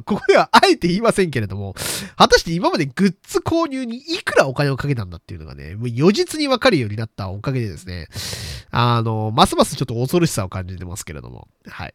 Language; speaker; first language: Japanese; native; Japanese